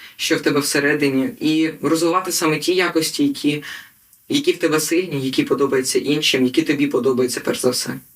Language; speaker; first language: Ukrainian; native; Ukrainian